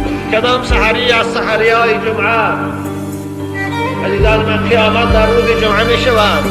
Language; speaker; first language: Persian; native; Persian